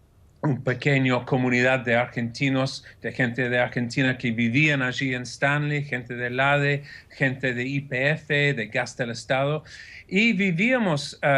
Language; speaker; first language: Spanish; non-native, fluent; English